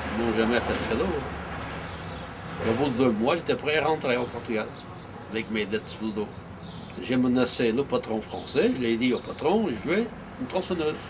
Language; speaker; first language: French; non-native, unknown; Portuguese